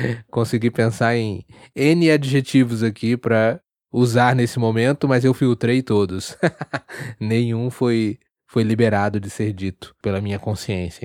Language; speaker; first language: Portuguese; native; Portuguese